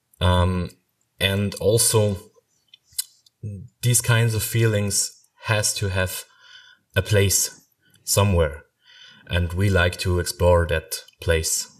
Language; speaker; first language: English; non-native, fluent; German